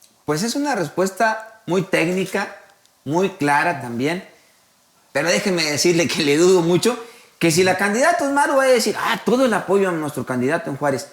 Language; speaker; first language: Spanish; native; Spanish